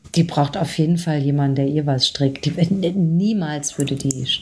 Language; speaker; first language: German; native; German